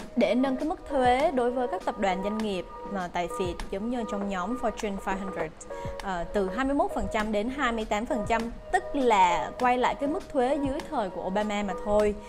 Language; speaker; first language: Vietnamese; native; Vietnamese